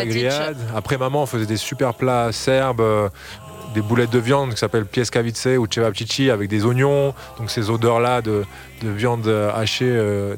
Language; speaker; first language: French; native; French